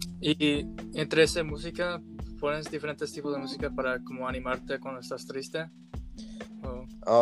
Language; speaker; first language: Spanish; early bilingual, heritage; Spanish